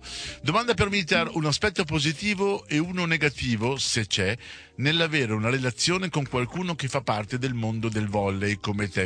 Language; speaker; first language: Italian; native; Italian